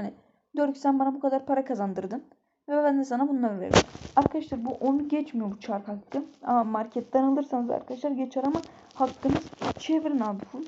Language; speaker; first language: Turkish; native; Turkish